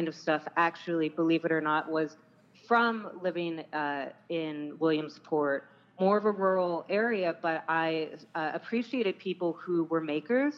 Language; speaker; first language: English; native; English